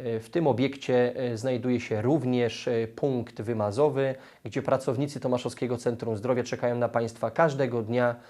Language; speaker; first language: Polish; native; Polish